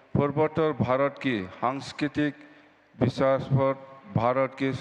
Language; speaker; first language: Hindi; non-native, local second language; Bodo